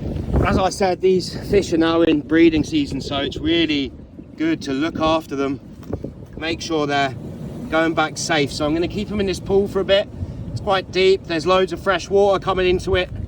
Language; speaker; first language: English; native; English